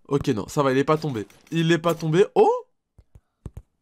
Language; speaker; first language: French; native; French